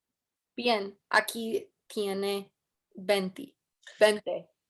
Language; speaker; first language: Spanish; non-native, learner; English